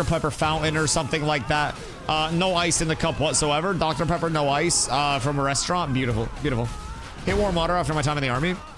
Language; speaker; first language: English; native; English